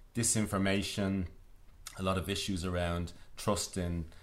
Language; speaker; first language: English; native; English